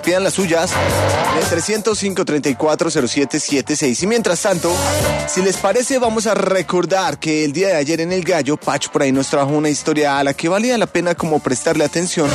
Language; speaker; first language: Spanish; native; Spanish